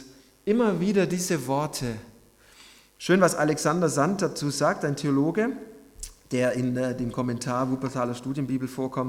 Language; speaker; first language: German; native; German